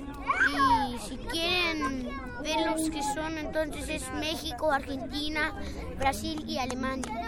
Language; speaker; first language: Spanish; early bilingual, heritage; Spanish